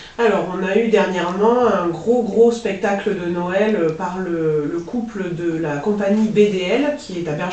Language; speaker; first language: French; native; French